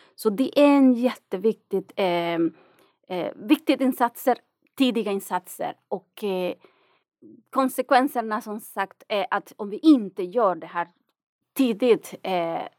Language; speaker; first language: Swedish; non-native, fluent; Spanish